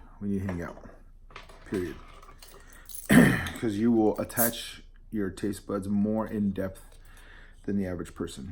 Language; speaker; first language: English; native; English